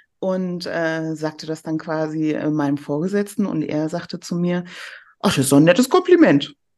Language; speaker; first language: German; early bilingual, other home language; Persian